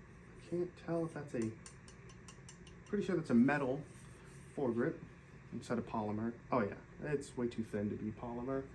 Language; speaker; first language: English; native; English